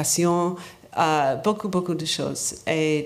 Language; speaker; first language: French; non-native, learner; English